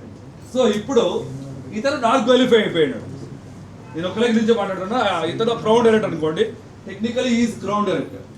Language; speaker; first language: Telugu; native; Telugu